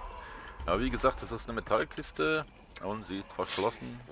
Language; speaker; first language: German; native; German